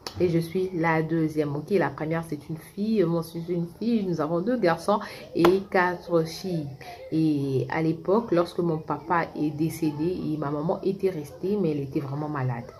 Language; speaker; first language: French; non-native, local second language; Lingala